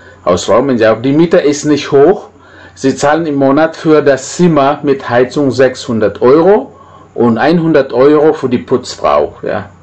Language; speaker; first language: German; non-native, fluent; Indonesian